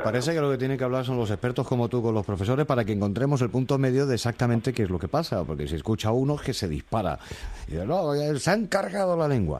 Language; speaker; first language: Spanish; native; Spanish